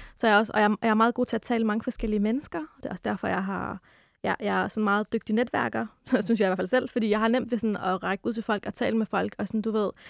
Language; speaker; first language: Danish; early bilingual, other home language; Arabic